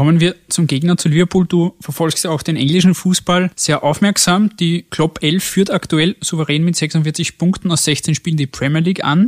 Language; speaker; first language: German; native; German